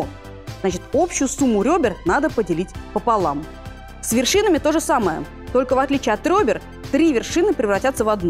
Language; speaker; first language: Russian; native; Russian